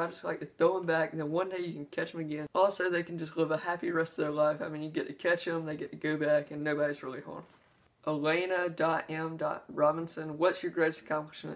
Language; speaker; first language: English; native; English